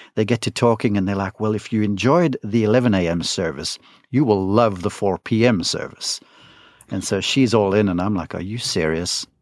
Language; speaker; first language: English; native; English